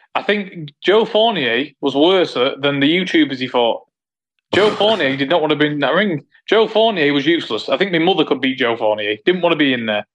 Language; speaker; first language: English; native; English